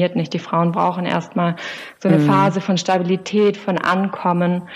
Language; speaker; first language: German; native; German